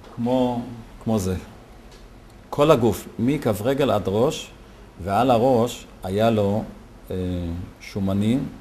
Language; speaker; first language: Hebrew; native; Hebrew